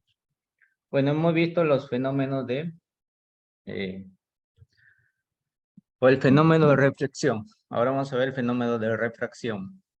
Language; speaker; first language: Spanish; native; Spanish